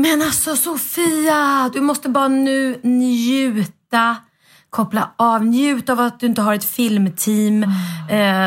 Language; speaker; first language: Swedish; native; Swedish